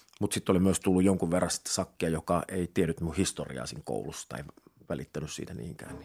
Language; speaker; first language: Finnish; native; Finnish